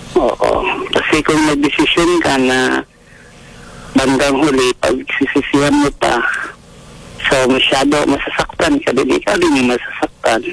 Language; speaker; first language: Filipino; non-native, local second language; Cebuano